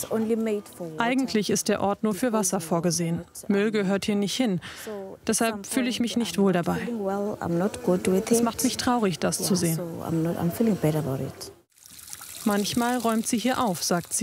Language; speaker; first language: German; native; German